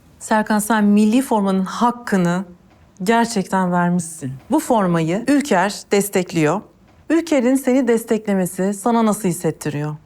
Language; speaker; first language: Turkish; native; Turkish